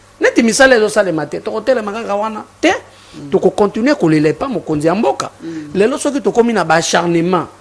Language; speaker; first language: Lingala; non-native, local second language; Mongo